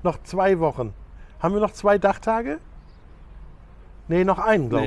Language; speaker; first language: German; native; German